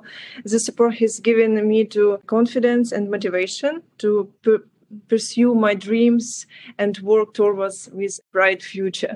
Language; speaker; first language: English; non-native, learner; Ukrainian